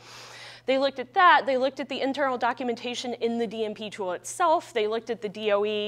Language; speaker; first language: English; native; English